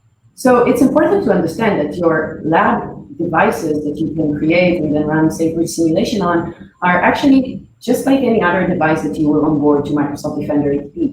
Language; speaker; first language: English; non-native, fluent; Hebrew